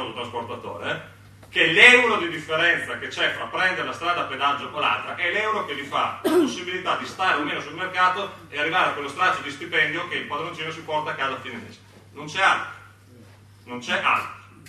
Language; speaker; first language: Italian; native; Italian